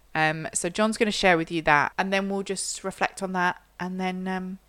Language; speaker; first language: English; native; English